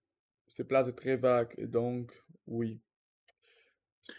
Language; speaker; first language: French; non-native, learner; Russian